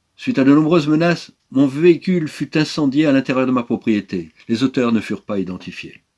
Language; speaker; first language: French; native; French